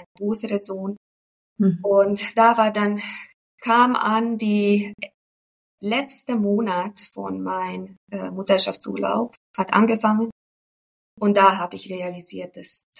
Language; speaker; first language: German; non-native, fluent; Hungarian